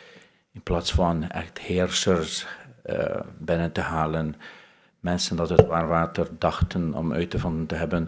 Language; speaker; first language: Dutch; non-native, fluent; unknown